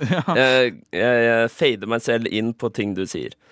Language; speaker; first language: Norwegian; native; Norwegian